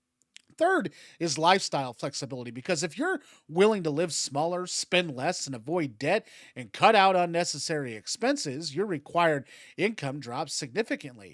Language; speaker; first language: English; native; English